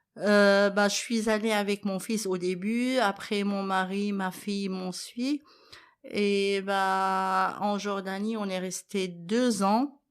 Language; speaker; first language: French; non-native, fluent; Arabic